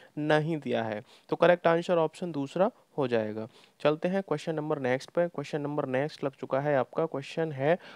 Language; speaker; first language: Hindi; native; Hindi